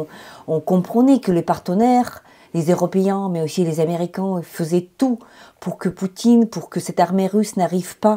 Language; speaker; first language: French; non-native, fluent; Ukrainian